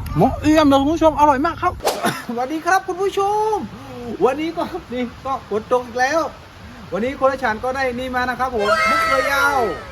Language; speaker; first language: Thai; non-native, local second language; Shan